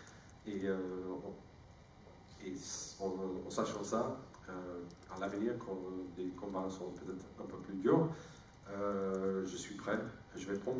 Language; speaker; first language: French; non-native, fluent; English